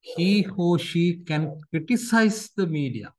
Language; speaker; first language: English; non-native, local second language; Sinhala